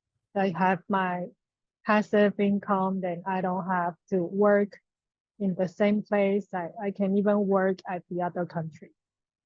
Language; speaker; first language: English; non-native, learner; Chinese